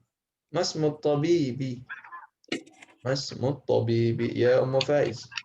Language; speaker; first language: Arabic; non-native, fluent; Indonesian